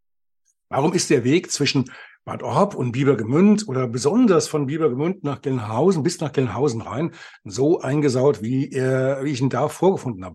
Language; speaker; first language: German; native; German